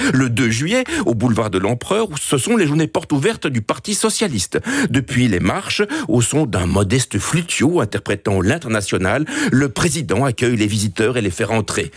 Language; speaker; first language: French; native; French